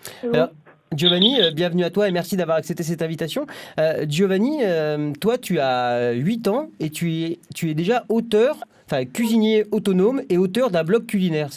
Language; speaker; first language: French; native; French